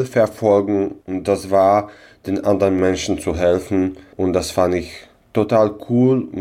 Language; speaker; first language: German; non-native, local second language; Slovak